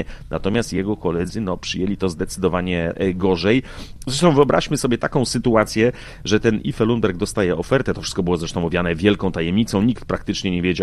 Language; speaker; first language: Polish; native; Polish